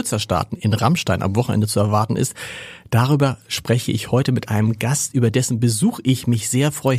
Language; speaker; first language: German; native; German